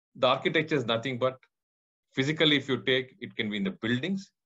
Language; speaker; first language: English; non-native, local second language; Kannada